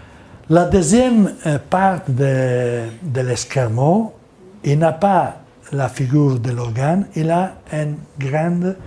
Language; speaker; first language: French; non-native, learner; Italian